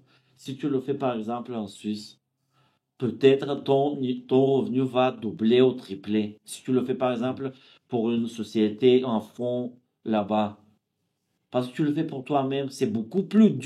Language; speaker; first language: French; non-native, fluent; Bulgarian